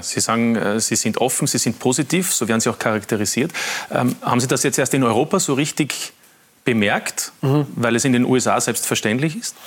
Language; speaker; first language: German; native; German